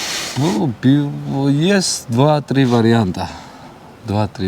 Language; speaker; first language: Russian; non-native, learner; Georgian